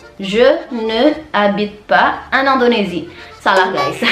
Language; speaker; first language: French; non-native, fluent; Indonesian